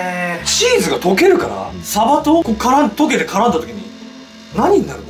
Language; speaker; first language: Japanese; native; Japanese